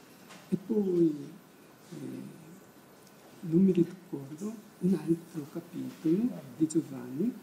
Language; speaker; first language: Italian; non-native, fluent; Korean